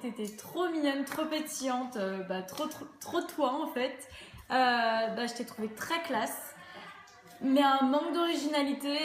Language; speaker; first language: French; native; French